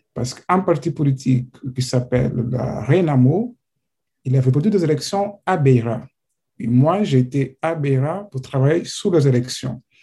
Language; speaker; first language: French; non-native, fluent; Portuguese